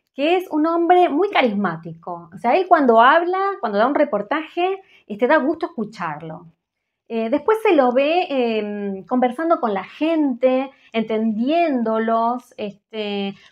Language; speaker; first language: Spanish; native; Spanish